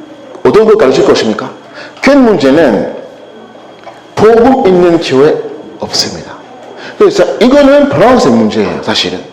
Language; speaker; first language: Korean; non-native, learner; French